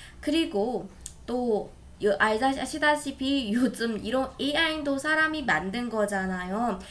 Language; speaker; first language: Korean; non-native, fluent; Burmese